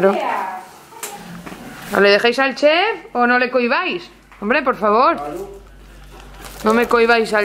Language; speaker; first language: Spanish; native; Spanish